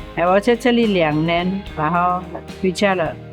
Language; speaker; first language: Chinese; non-native, learner; Indonesian